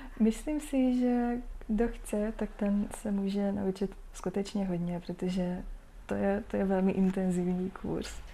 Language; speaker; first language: Czech; non-native, fluent; Hungarian